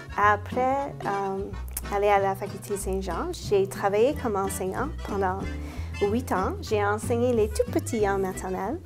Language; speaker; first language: French; non-native, local second language; English